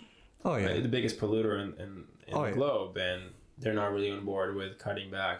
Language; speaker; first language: English; non-native, fluent; Hebrew